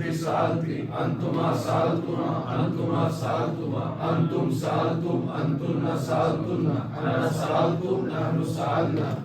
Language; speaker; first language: Arabic; non-native, learner; Urdu